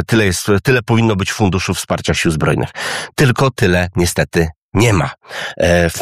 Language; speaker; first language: Polish; native; Polish